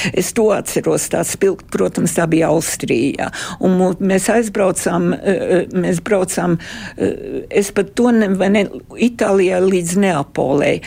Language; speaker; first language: Latvian; early bilingual, heritage; Latvian